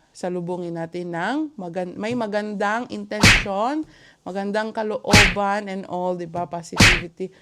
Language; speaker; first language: Filipino; native; Filipino